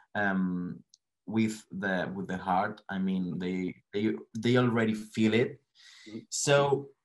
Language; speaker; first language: English; non-native, learner; Spanish